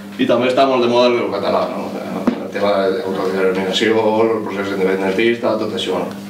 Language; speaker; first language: Catalan; non-native, local second language; Spanish